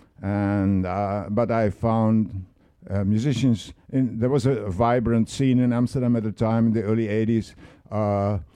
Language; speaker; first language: English; non-native, fluent; Dutch